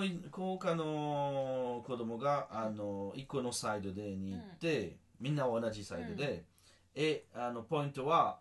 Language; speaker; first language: Japanese; non-native, learner; French